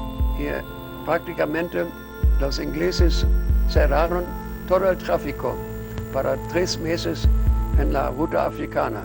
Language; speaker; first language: Spanish; non-native, fluent; German